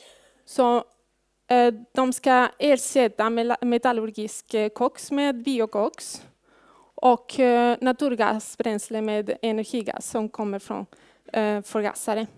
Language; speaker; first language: Swedish; non-native, fluent; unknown